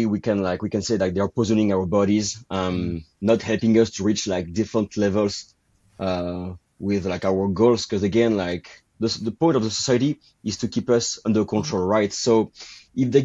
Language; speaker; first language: English; non-native, fluent; French